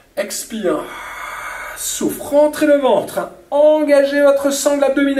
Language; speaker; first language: French; native; French